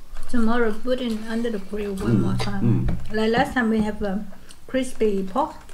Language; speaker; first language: English; non-native, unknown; Vietnamese